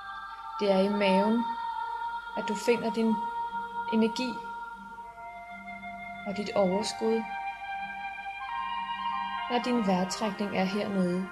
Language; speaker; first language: Danish; native; Danish